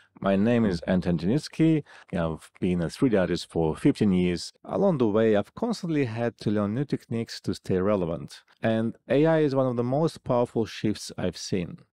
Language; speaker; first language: English; non-native, fluent; Russian